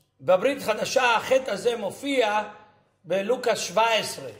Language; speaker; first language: Hebrew; early bilingual, other home language; Ladino